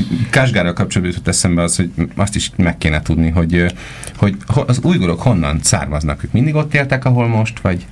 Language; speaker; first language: Hungarian; native; Hungarian